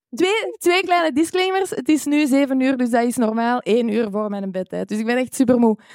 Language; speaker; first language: Dutch; native; Dutch